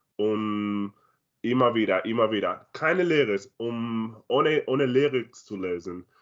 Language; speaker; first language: German; non-native, learner; Spanish